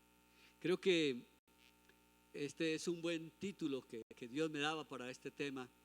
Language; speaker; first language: Spanish; native; Spanish